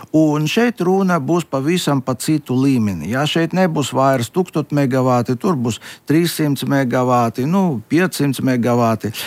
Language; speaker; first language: Latvian; non-native, local second language; Russian